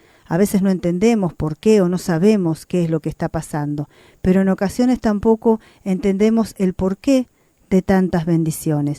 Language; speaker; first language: Spanish; native; Spanish